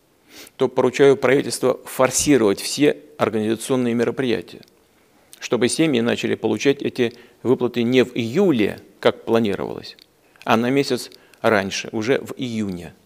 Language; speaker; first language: Russian; native; Russian